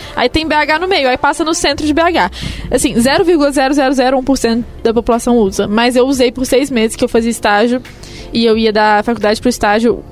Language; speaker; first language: Portuguese; native; Portuguese